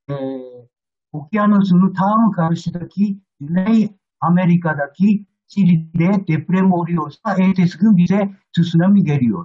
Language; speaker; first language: Turkish; non-native, learner; Japanese